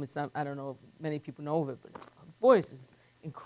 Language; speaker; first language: English; native; English